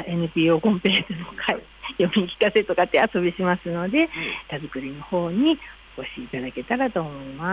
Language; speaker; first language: Japanese; native; Japanese